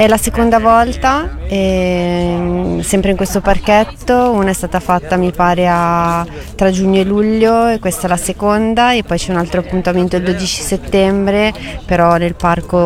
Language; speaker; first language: Italian; native; Italian